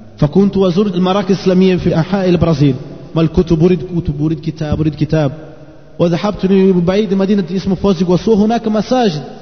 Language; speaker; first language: Arabic; non-native, fluent; Portuguese